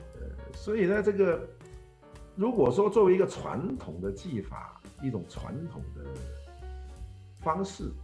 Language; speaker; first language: Chinese; non-native, local second language; Cantonese